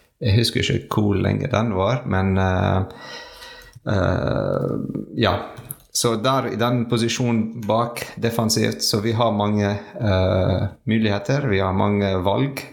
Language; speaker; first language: Norwegian; non-native, learner; French